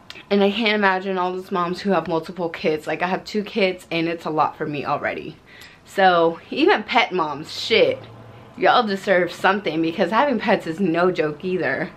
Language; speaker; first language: English; early bilingual, other home language; Spanish